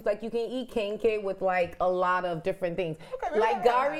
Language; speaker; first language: English; non-native, local second language; Akan